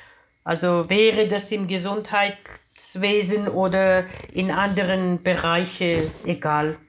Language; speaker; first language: German; non-native, fluent; Georgian